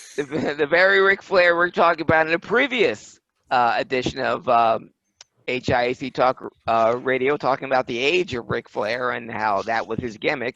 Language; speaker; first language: English; native; English